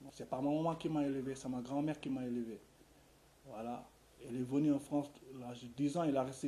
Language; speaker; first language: French; non-native, local second language; Wolof